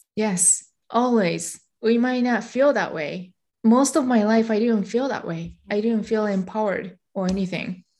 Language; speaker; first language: English; non-native, fluent; Japanese